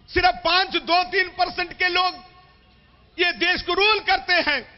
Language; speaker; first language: Hindi; non-native, local second language; Telugu